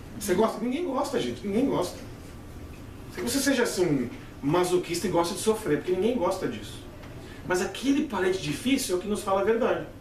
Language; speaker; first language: Portuguese; native; Portuguese